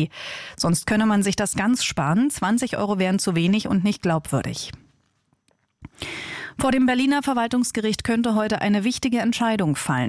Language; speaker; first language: German; native; German